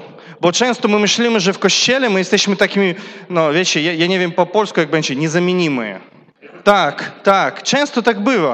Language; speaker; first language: Polish; non-native, learner; Russian